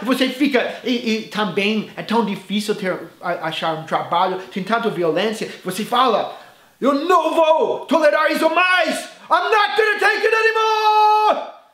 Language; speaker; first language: Portuguese; non-native, fluent; English